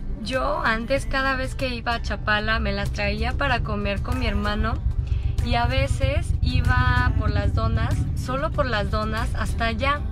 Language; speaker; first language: Spanish; non-native, fluent; Korean